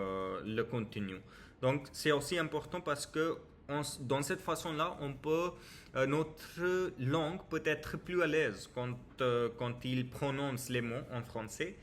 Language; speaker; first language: French; non-native, learner; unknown